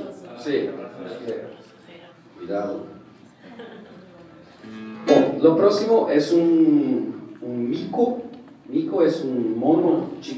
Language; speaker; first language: Spanish; non-native, learner; Portuguese